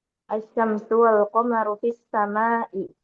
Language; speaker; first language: Arabic; non-native, learner; Indonesian